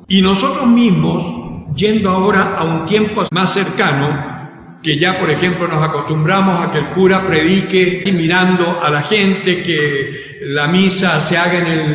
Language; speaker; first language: Spanish; native; Spanish